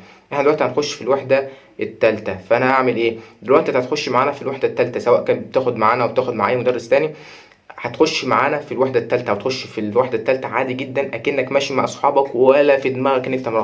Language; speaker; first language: Arabic; native; Arabic